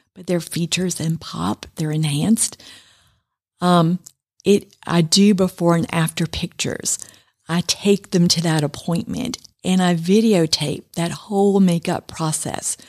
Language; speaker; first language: English; native; English